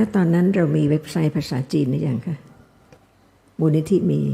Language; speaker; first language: Thai; native; Thai